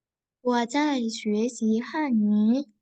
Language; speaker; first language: Chinese; non-native, fluent; Indonesian